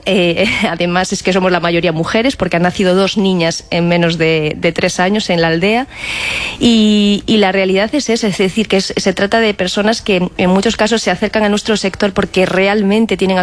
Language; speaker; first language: Spanish; native; Spanish